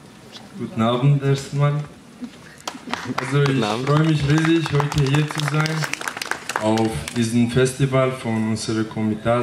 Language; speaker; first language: German; early bilingual, other home language; Armenian